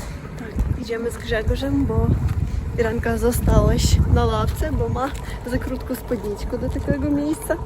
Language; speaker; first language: Polish; non-native, learner; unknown